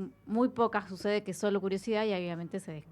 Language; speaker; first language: Spanish; native; Spanish